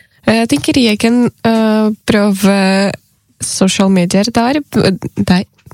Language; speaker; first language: Norwegian; non-native, learner; Ukrainian